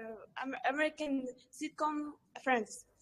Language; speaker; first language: English; non-native, learner; Uzbek